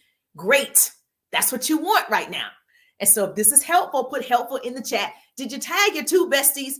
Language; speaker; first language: English; native; English